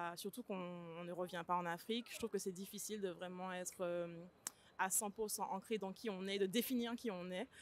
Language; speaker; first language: French; native; French